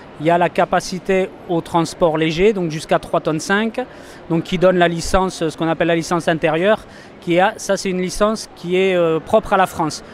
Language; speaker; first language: French; native; French